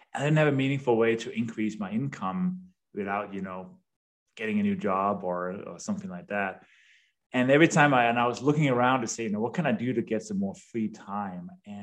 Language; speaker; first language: English; non-native, fluent; Danish